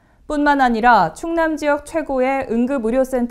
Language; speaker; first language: Korean; native; Korean